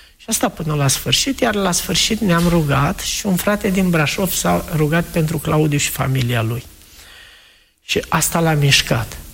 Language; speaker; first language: Romanian; native; Romanian